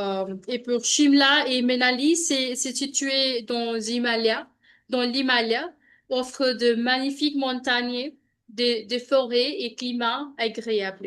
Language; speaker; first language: French; non-native, learner; Hindi